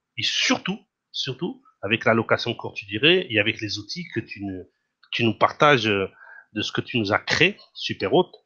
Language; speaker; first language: French; non-native, fluent; Portuguese